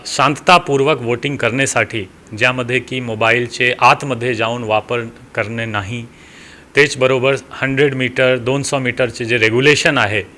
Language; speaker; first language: Marathi; non-native, local second language; Hindi